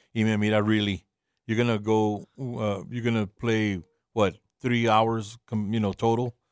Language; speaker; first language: English; early bilingual, other home language; Spanish